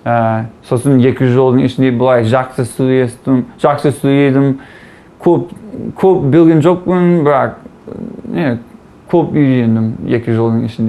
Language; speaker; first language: Kazakh; non-native, learner; English